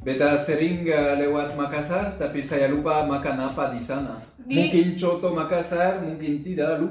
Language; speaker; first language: Indonesian; non-native, fluent; French